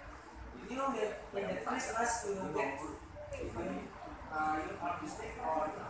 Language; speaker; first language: English; non-native, learner; Indonesian